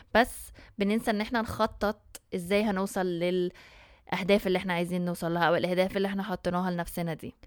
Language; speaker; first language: Arabic; early bilingual, heritage; Arabic